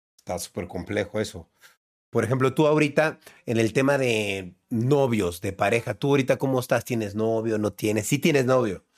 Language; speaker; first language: Spanish; native; Spanish